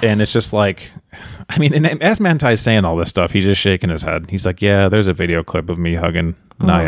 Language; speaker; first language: English; native; English